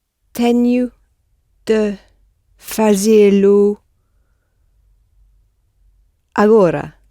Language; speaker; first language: Portuguese; non-native, learner; English